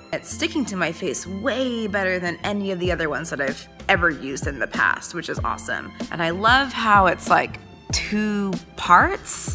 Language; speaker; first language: English; native; English